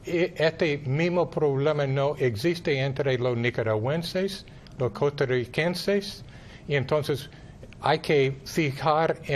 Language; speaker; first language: Spanish; non-native, fluent; English